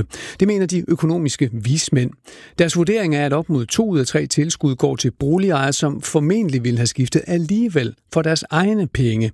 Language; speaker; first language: Danish; native; Danish